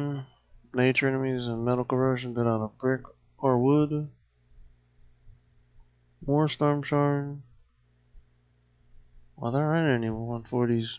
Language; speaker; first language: English; native; English